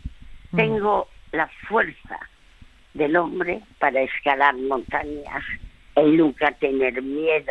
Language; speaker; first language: Spanish; early bilingual, other home language; French